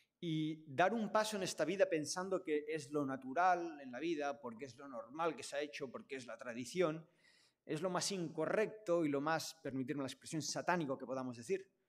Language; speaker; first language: Spanish; non-native, local second language; Catalan